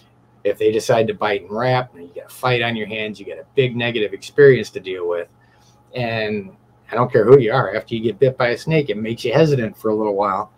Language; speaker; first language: English; native; English